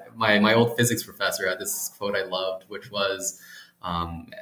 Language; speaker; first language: English; native; English